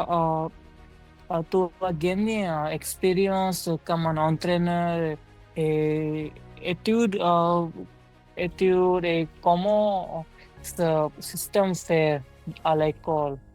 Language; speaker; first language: French; non-native, learner; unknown